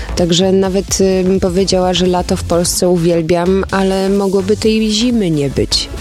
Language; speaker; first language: Polish; early bilingual, other home language; German